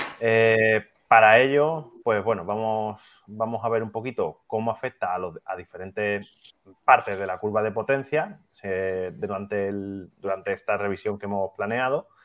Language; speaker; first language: Spanish; native; Spanish